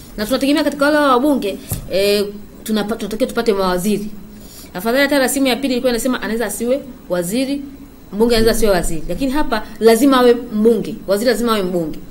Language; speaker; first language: Swahili; native; Swahili